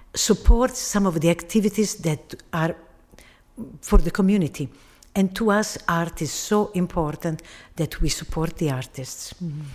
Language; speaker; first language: English; non-native, fluent; Italian